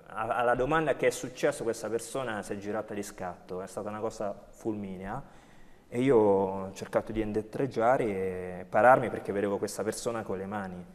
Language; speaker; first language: Italian; early bilingual, other home language; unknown